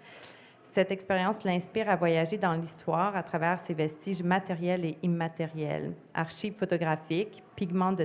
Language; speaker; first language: French; native; French